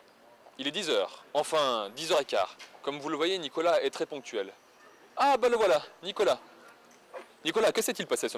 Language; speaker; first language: French; native; French